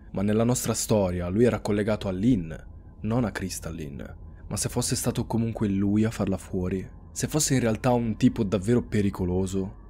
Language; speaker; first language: Italian; native; Italian